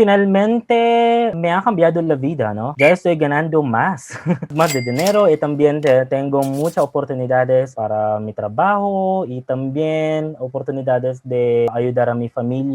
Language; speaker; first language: Spanish; non-native, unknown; Filipino